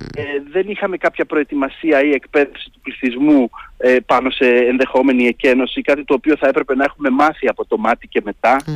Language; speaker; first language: Greek; native; Greek